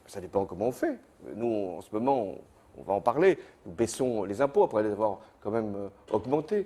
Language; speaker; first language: French; native; French